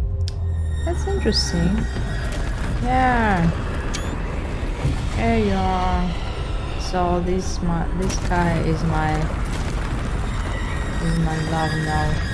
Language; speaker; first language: English; non-native, learner; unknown